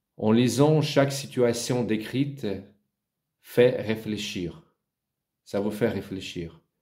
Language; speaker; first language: French; non-native, learner; Ukrainian